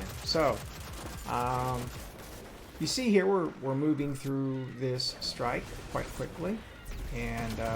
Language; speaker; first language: English; native; English